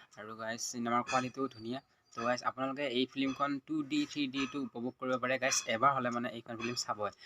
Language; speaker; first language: Assamese; native; Assamese